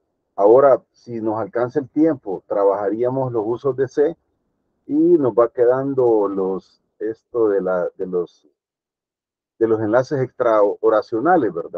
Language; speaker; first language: Spanish; native; Spanish